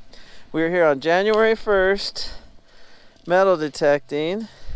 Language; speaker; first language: English; native; English